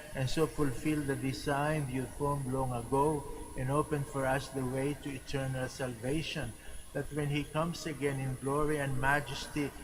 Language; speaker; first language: English; non-native, local second language; Filipino